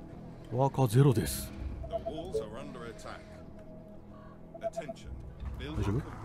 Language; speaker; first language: Japanese; native; Japanese